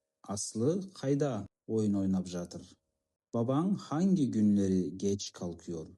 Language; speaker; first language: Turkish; non-native, fluent; Kazakh